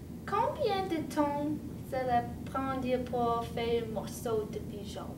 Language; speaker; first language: French; non-native, learner; English